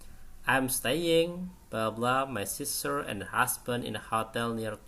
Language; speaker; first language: English; non-native, fluent; Indonesian